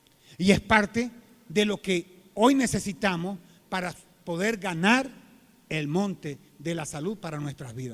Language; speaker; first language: Spanish; native; Spanish